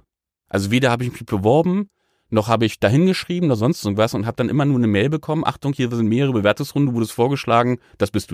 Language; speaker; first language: German; native; German